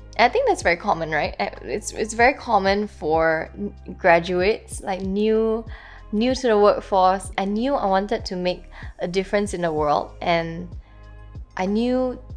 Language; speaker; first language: English; native; English